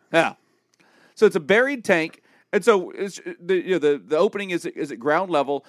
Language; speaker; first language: English; native; English